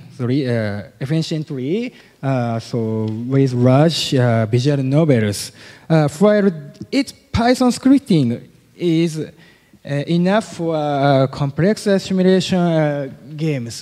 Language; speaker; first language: English; non-native, learner; Japanese